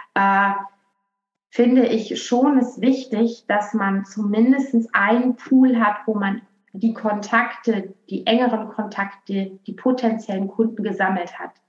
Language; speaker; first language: German; native; German